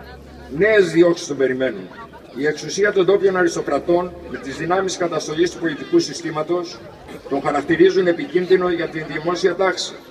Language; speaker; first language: Greek; native; Greek